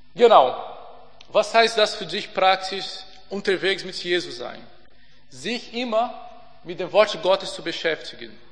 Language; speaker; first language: German; non-native, fluent; Portuguese